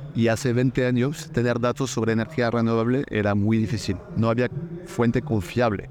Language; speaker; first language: Spanish; non-native, fluent; French